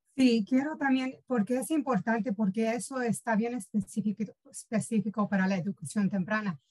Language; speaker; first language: Spanish; early bilingual, heritage; Spanish